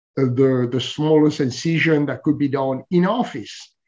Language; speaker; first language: English; non-native, fluent; French